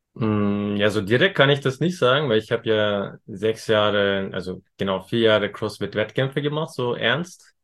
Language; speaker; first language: German; early bilingual, other home language; Turkish